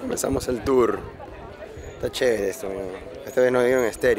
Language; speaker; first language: Spanish; early bilingual, heritage; Spanish